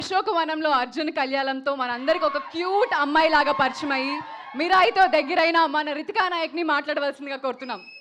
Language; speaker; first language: Telugu; native; Telugu